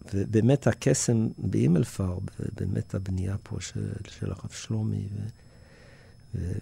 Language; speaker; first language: Hebrew; early bilingual, other home language; English